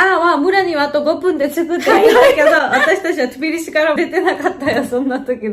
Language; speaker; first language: Japanese; non-native, fluent; Georgian